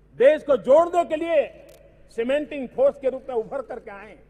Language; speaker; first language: Hindi; non-native, local second language; Gujarati